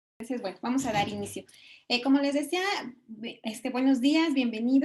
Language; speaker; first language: Spanish; native; Spanish